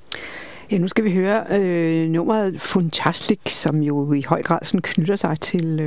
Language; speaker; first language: Danish; native; Danish